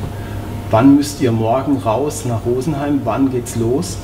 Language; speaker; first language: German; native; German